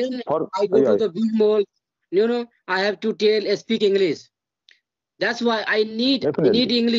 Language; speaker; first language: English; non-native, learner; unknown